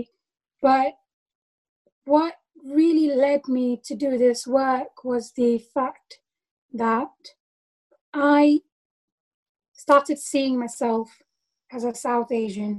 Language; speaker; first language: English; non-native, local second language; Tamil